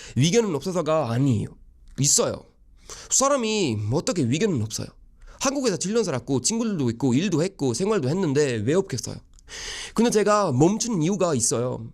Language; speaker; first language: Korean; non-native, fluent; Swedish